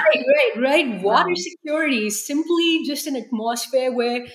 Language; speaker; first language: English; non-native, local second language; Hindi